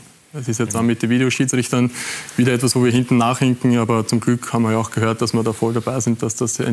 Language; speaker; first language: German; native; German